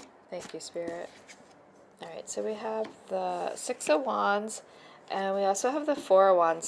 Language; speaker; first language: English; native; English